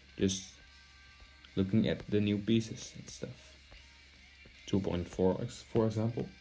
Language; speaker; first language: English; non-native, fluent; Dutch